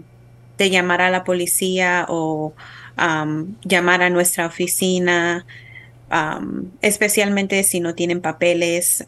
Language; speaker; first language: Spanish; early bilingual, heritage; Spanish